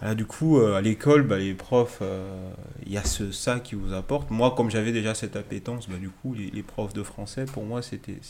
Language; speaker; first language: French; native; French